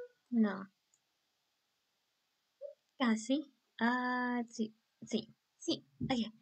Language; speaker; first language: Spanish; early bilingual, heritage; Spanish